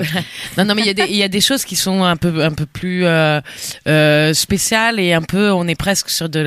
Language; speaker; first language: French; native; French